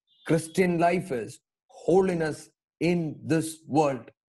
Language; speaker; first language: English; non-native, local second language; Malayalam